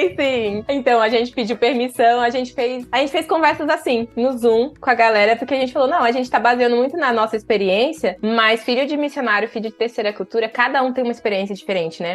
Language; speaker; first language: Portuguese; native; Portuguese